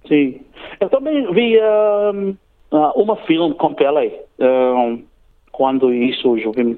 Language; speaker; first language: Portuguese; non-native, learner; English